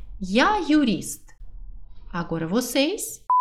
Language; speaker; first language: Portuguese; non-native, fluent; Russian